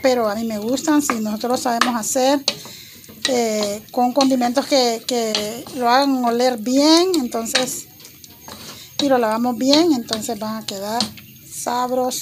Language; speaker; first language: Spanish; native; Spanish